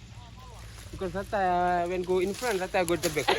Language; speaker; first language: English; non-native, local second language; Fijian